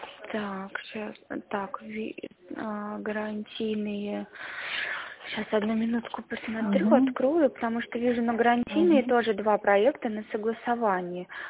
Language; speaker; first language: Russian; native; Russian